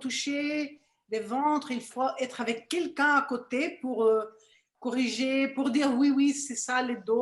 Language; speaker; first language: French; non-native, fluent; Spanish